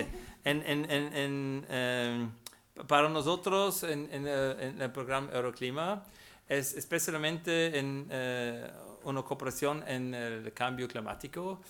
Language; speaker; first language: Spanish; non-native, fluent; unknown